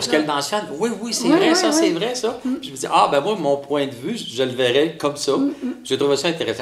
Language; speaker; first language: French; native; French